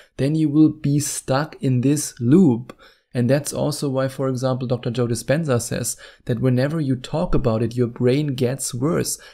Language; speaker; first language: English; non-native, fluent; German